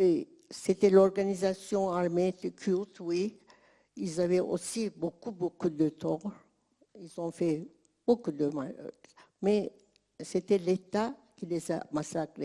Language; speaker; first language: French; non-native, fluent; Turkish